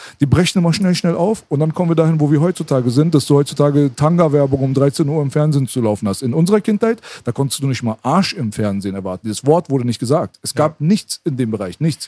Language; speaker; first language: German; early bilingual, other home language; Persian